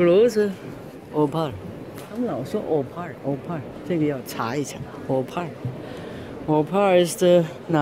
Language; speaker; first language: German; non-native, learner; Chinese